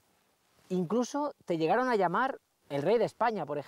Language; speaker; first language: Spanish; native; Spanish